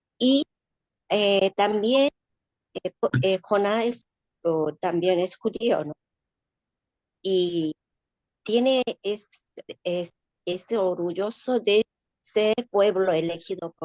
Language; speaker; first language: Spanish; non-native, learner; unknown